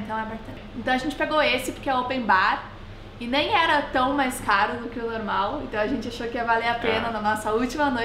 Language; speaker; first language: Portuguese; native; Portuguese